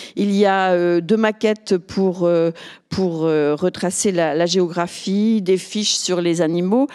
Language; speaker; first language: French; native; French